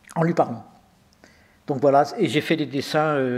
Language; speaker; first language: French; native; French